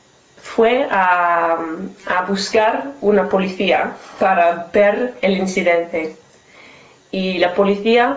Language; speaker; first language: Spanish; non-native, learner; English